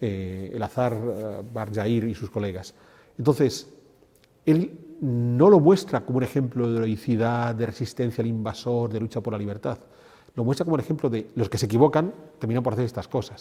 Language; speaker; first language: Spanish; native; Spanish